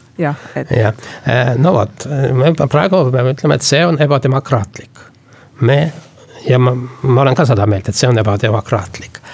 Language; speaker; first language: Estonian; non-native, local second language; Russian